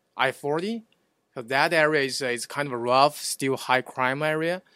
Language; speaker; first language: English; non-native, fluent; Chinese